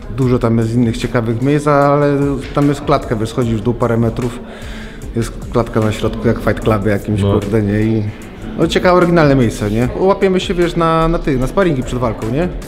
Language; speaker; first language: Polish; native; Polish